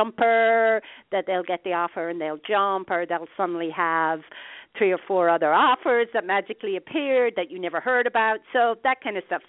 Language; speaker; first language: English; native; English